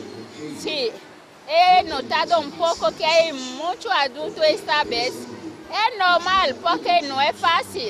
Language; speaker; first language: Spanish; non-native, fluent; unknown